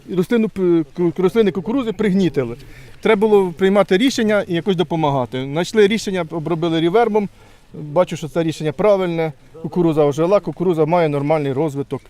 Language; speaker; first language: Ukrainian; native; Ukrainian